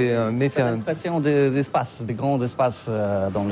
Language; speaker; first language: French; non-native, learner; Polish